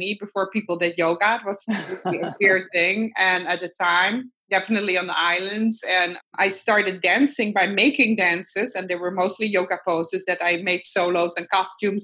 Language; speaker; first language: English; non-native, fluent; Dutch